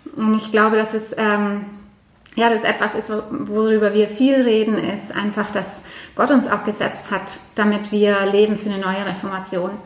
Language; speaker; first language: German; non-native, fluent; Norwegian